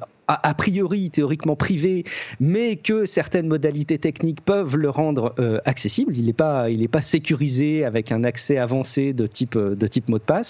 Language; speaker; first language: French; native; French